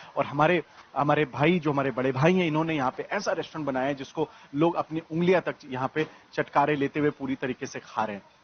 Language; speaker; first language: Hindi; native; Hindi